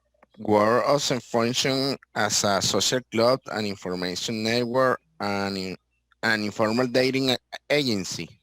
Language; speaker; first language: English; non-native, learner; Spanish